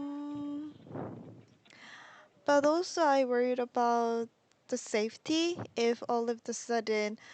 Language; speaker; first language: English; non-native, learner; Korean